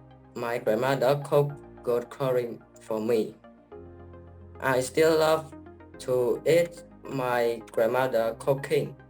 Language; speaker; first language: English; non-native, learner; Khmer